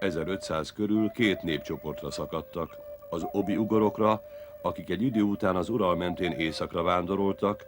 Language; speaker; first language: Hungarian; native; Hungarian